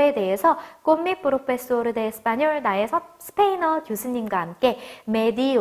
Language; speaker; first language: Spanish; non-native, fluent; Korean